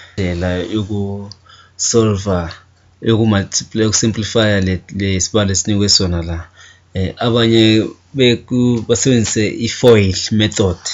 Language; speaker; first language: Zulu; native; Zulu